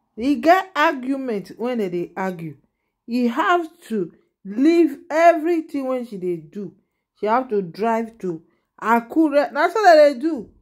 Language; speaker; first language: Nigerian Pidgin; non-native, local second language; Yoruba